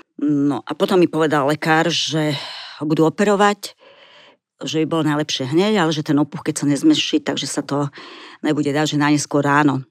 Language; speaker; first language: Slovak; native; Slovak